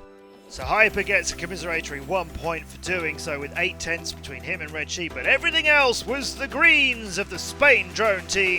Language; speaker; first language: English; native; English